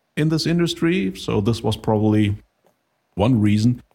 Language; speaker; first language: English; non-native, fluent; German